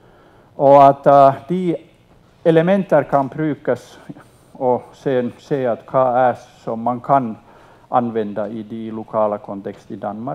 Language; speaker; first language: Swedish; non-native, local second language; Finnish